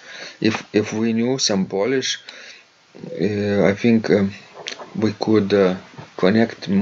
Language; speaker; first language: English; non-native, fluent; Lithuanian